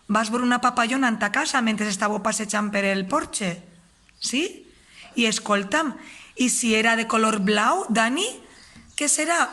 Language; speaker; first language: Catalan; native; Catalan